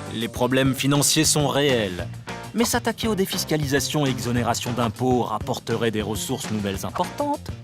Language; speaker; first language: French; native; French